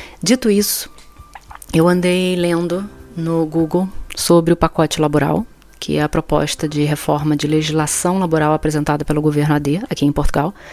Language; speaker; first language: Portuguese; native; Portuguese